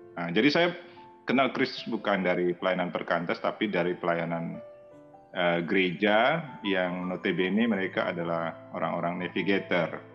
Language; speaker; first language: Indonesian; native; Indonesian